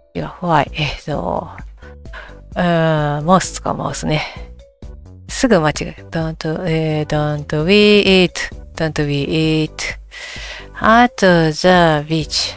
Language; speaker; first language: English; non-native, learner; Japanese